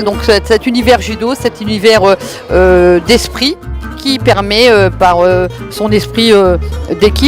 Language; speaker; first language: French; native; French